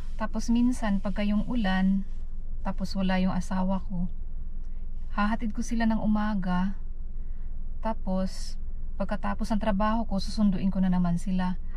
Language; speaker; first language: Filipino; native; Filipino